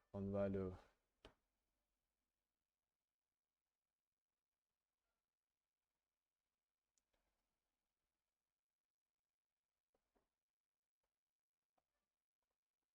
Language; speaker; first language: French; non-native, learner; English